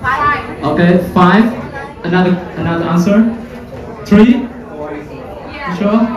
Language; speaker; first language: English; non-native, fluent; Vietnamese